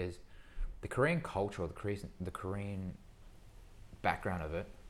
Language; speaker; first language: English; native; English